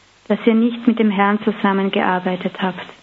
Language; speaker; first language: German; native; German